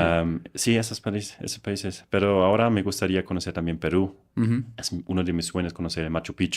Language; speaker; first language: Spanish; non-native, fluent; German